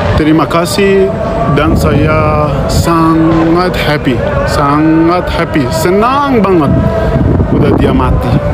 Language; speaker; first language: Indonesian; non-native, fluent; Persian